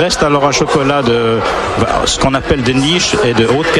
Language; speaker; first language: French; native; French